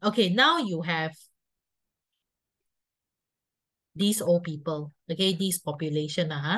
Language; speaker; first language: English; non-native, local second language; Chinese